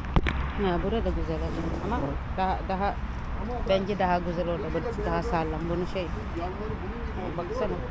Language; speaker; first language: Turkish; non-native, learner; Filipino